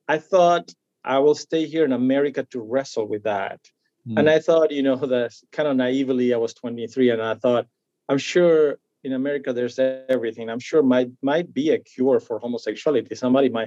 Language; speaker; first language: English; non-native, fluent; Spanish